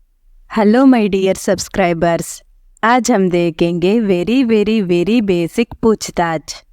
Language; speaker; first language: Hindi; non-native, local second language; Kannada